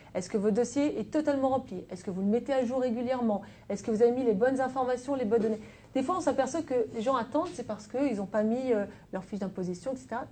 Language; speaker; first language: French; native; French